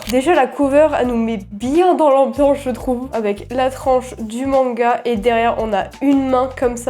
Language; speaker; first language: French; native; French